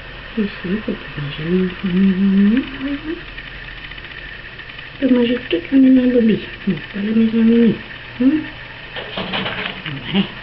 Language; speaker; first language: French; native; French